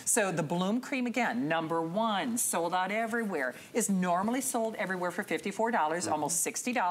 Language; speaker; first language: English; native; English